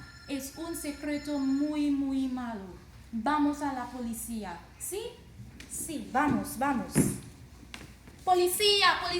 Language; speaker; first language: Spanish; non-native, learner; English